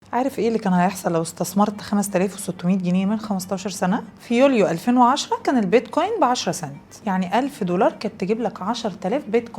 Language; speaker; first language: Arabic; native; Arabic